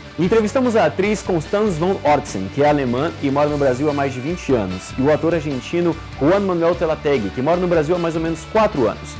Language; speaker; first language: Portuguese; native; Portuguese